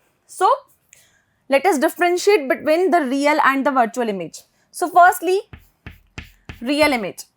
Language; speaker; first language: English; non-native, local second language; Hindi